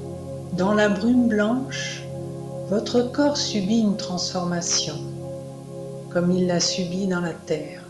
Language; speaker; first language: French; native; French